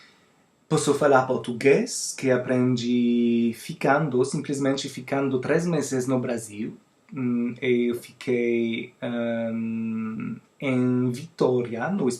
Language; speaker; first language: Portuguese; non-native, fluent; French